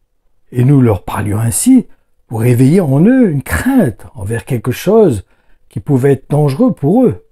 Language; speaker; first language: French; native; French